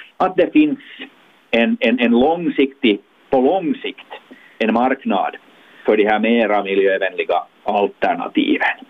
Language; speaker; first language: Swedish; native; Swedish